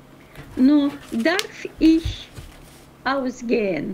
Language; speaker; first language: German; non-native, fluent; Russian